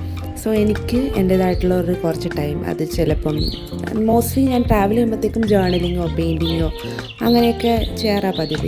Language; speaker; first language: Malayalam; native; Malayalam